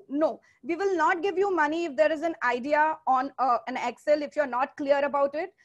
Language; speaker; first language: English; non-native, local second language; Hindi